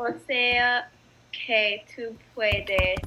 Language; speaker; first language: Spanish; non-native, learner; English